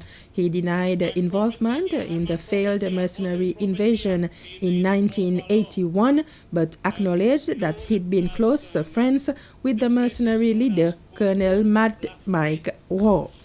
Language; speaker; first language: English; non-native, local second language; Seselwa Creole French